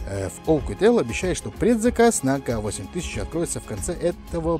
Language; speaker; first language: Russian; native; Russian